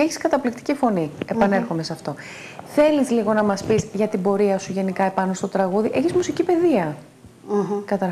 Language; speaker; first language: Greek; native; Greek